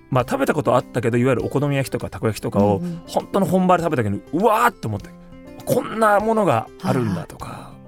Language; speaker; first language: Japanese; native; Japanese